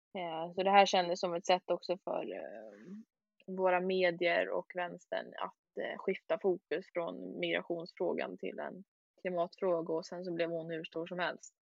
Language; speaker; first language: Swedish; native; Swedish